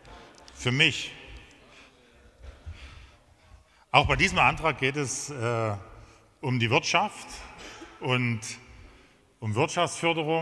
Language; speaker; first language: German; native; German